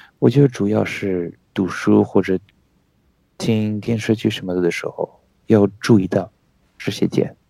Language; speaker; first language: Chinese; non-native, fluent; French